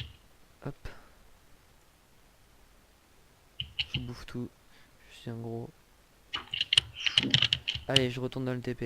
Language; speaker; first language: French; native; French